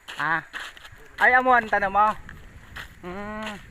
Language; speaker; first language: Filipino; non-native, local second language; Bikol